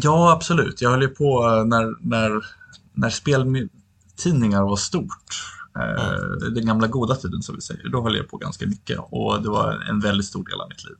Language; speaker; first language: Swedish; native; Swedish